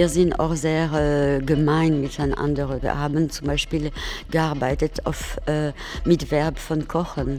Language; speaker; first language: German; non-native, fluent; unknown